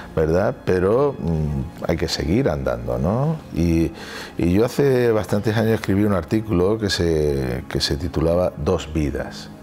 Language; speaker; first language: Spanish; native; Spanish